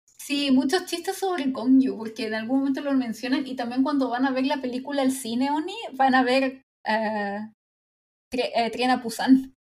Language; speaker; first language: Spanish; native; Spanish